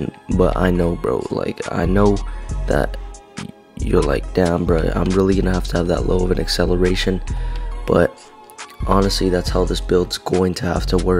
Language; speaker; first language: English; native; English